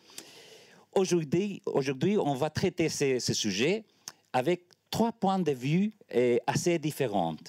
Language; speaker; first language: French; non-native, learner; Spanish